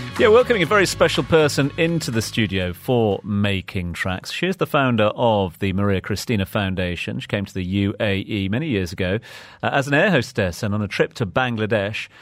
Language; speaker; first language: English; native; English